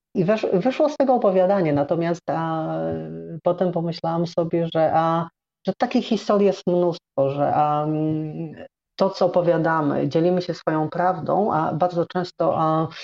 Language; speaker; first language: Polish; native; Polish